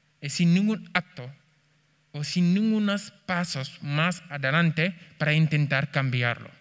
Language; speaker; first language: Spanish; non-native, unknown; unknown